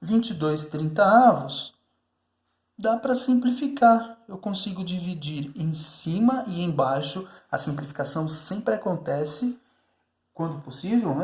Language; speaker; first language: Portuguese; native; Portuguese